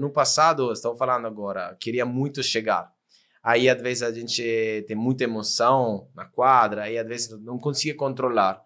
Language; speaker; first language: Portuguese; non-native, fluent; Italian